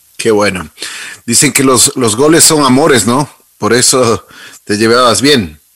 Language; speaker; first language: Spanish; native; Spanish